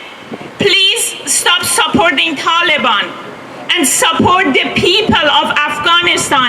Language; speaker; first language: English; non-native, fluent; Persian